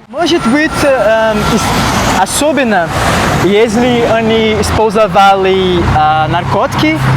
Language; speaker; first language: Russian; non-native, learner; Portuguese